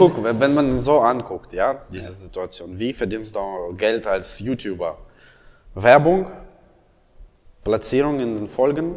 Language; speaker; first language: German; non-native, fluent; Russian